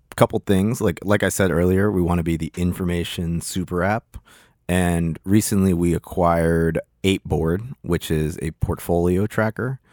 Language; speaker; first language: English; native; English